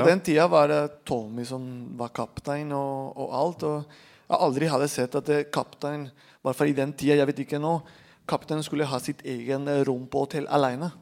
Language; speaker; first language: Norwegian; non-native, fluent; Spanish